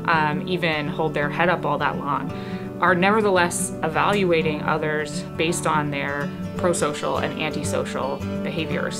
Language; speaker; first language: English; native; English